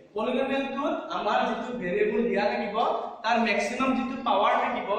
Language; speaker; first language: English; non-native, local second language; Assamese